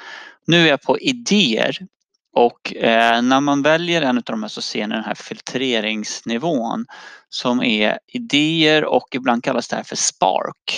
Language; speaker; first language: Swedish; native; Swedish